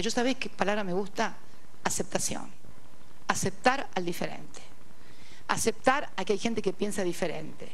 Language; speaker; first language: Spanish; native; Spanish